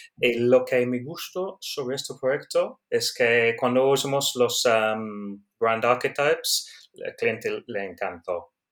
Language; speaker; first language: Spanish; non-native, learner; English